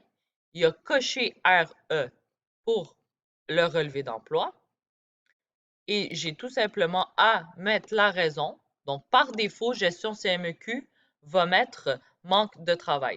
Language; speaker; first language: French; native; French